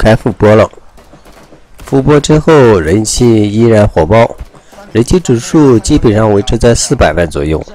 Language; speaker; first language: Chinese; native; Chinese